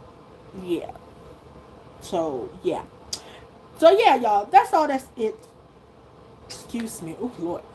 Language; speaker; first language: English; native; English